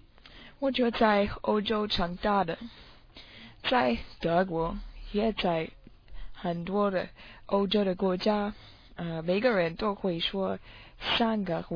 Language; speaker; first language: Chinese; non-native, learner; English